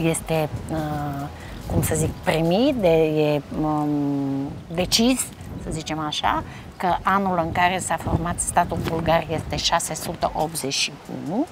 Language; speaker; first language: Romanian; non-native, fluent; Bulgarian